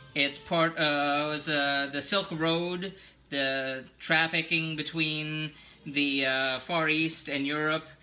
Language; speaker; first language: English; native; English